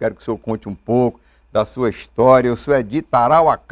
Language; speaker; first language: Portuguese; native; Portuguese